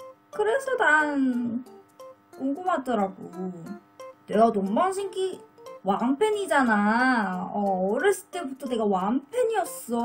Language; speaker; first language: Korean; non-native, learner; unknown